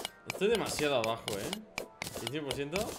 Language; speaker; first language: Spanish; native; Spanish